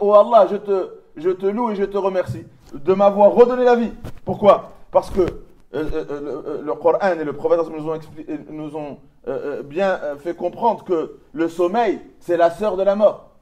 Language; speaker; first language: French; native; French